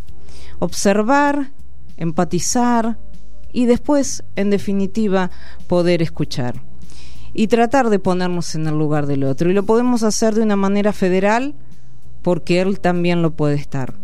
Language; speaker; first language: Spanish; native; Spanish